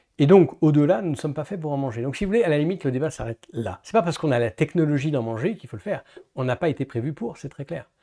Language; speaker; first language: French; native; French